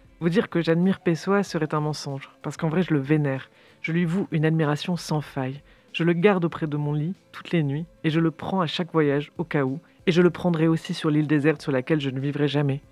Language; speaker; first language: French; native; French